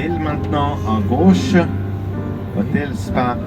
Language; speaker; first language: French; non-native, fluent; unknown